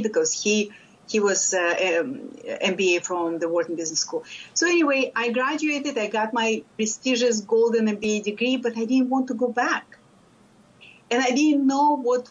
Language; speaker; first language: English; non-native, fluent; Lithuanian